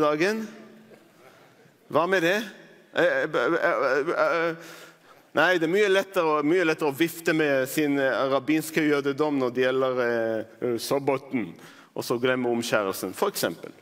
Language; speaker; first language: Norwegian; non-native, fluent; Arabic